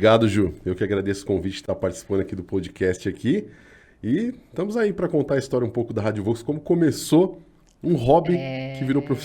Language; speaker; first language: Portuguese; native; Portuguese